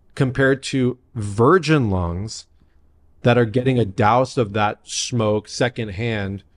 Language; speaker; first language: English; native; English